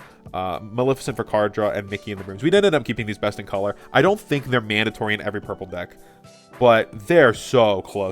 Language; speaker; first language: English; native; English